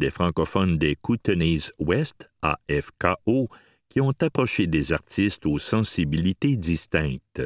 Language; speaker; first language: French; native; French